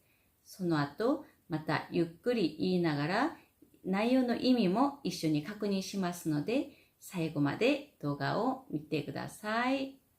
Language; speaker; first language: Japanese; non-native, fluent; Korean